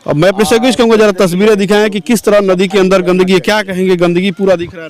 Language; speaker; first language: Hindi; native; Hindi